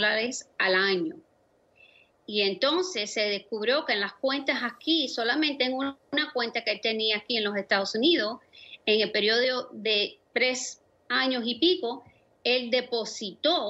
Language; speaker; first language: Spanish; early bilingual, other home language; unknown